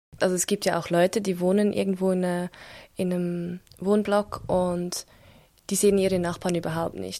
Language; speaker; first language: German; native; German